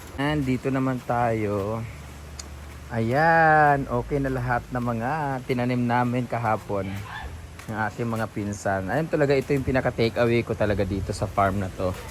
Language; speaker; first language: Filipino; non-native, local second language; Cebuano